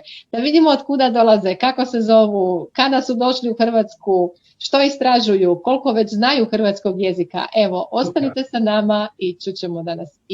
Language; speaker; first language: Croatian; native; Croatian